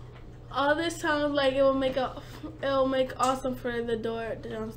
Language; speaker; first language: English; native; English